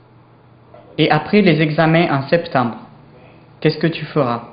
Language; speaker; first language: French; non-native, learner; English